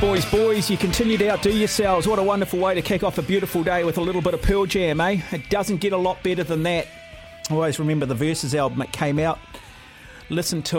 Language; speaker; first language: English; native; English